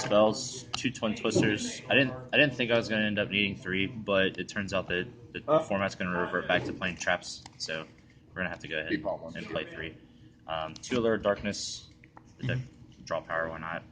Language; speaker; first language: English; native; English